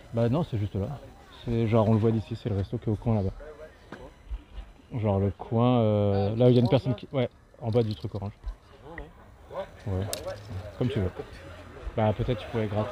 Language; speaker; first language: French; native; French